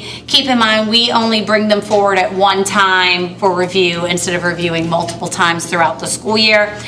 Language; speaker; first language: English; native; English